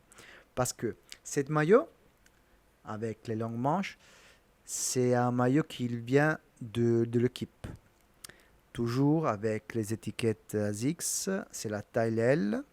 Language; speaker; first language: French; non-native, learner; Italian